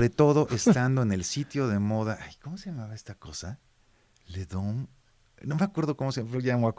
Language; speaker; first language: Spanish; native; Spanish